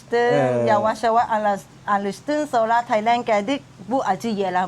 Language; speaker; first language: Turkish; non-native, learner; Thai